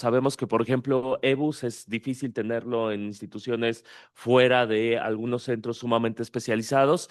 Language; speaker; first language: Spanish; native; Spanish